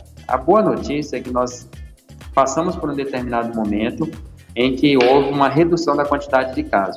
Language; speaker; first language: Portuguese; native; Portuguese